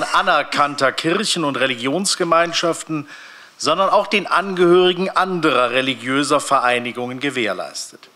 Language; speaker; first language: German; native; German